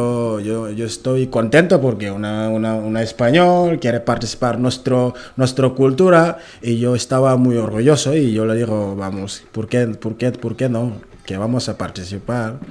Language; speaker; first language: Spanish; non-native, learner; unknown